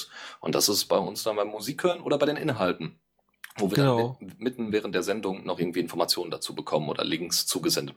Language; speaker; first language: German; native; German